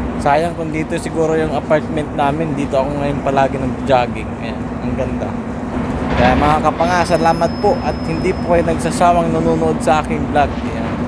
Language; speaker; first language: Filipino; native; Filipino